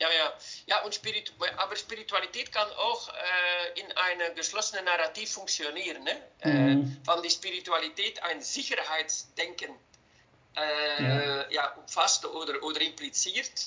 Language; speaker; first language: German; non-native, fluent; Dutch